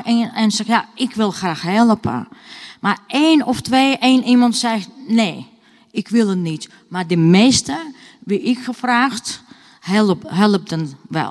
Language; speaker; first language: Dutch; non-native, fluent; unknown